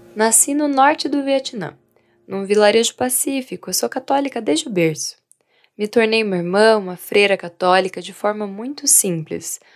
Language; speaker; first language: Portuguese; non-native, fluent; Vietnamese